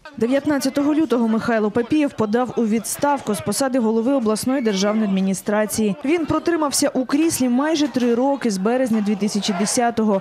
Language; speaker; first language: Ukrainian; native; Ukrainian